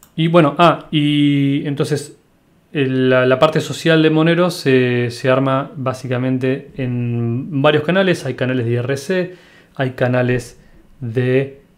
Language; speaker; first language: Spanish; native; Spanish